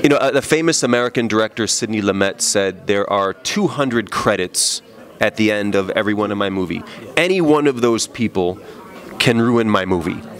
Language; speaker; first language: English; early bilingual, other home language; Italian